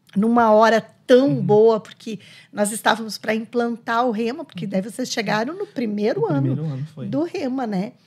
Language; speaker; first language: Portuguese; native; Portuguese